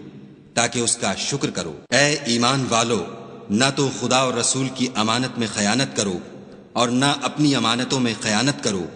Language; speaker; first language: Urdu; native; Urdu